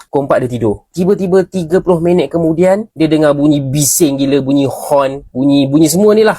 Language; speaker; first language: Malay; native; Malay